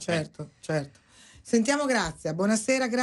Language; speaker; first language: Italian; native; Italian